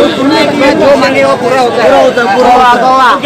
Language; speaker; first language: Hindi; native; Hindi